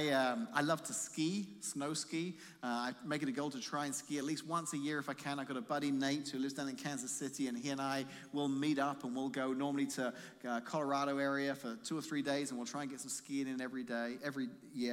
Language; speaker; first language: English; native; English